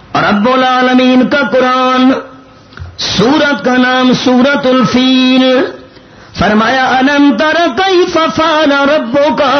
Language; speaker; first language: Urdu; non-native, local second language; Punjabi